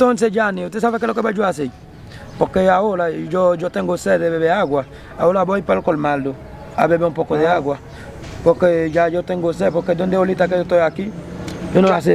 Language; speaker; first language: Spanish; non-native, learner; Haitian Creole